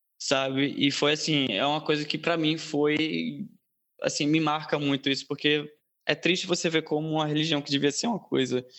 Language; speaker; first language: Portuguese; native; Portuguese